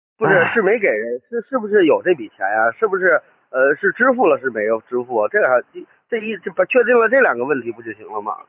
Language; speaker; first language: Chinese; native; Chinese